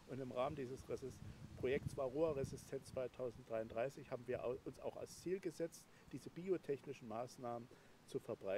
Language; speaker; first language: German; native; German